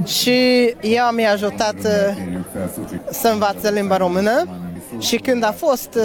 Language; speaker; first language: Romanian; non-native, learner; Hungarian